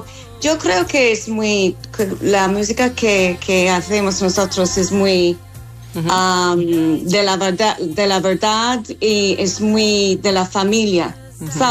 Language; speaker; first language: Spanish; non-native, learner; English